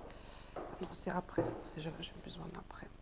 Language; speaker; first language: French; non-native, learner; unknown